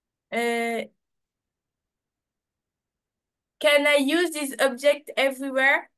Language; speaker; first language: English; non-native, learner; French